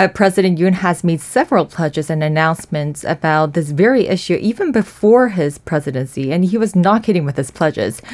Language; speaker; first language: English; non-native, fluent; Korean